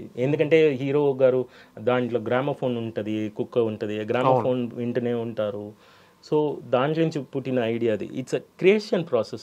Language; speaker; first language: Telugu; non-native, local second language; Tamil